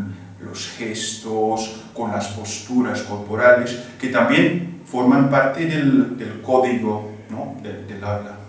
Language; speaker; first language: Spanish; non-native, fluent; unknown